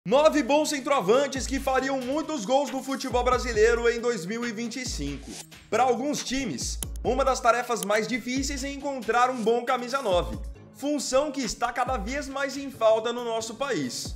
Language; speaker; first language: Portuguese; native; Portuguese